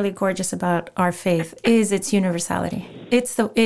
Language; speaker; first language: English; non-native, fluent; Spanish